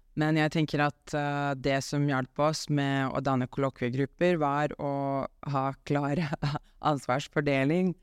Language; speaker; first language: Norwegian; non-native, fluent; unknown